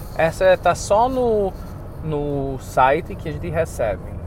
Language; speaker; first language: Portuguese; non-native, fluent; English